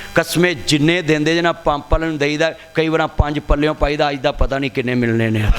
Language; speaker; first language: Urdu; non-native, local second language; Punjabi